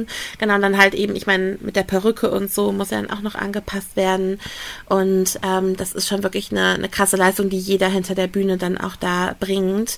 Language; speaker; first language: German; native; German